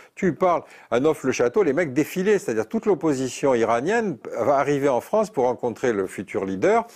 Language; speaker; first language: French; native; French